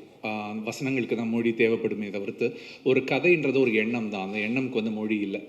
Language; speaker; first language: Tamil; native; Tamil